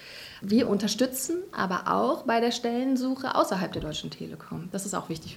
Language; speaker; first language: German; native; German